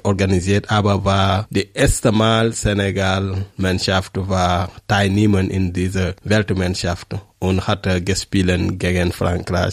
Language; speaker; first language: German; non-native, learner; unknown